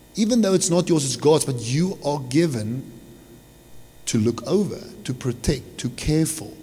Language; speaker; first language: English; non-native, local second language; Afrikaans